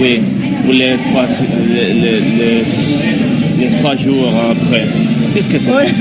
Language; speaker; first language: French; non-native, learner; Spanish